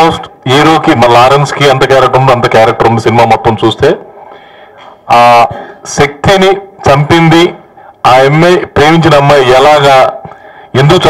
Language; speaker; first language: Telugu; native; Telugu